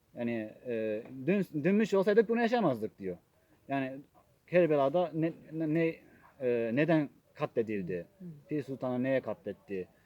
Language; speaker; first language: Turkish; non-native, fluent; Japanese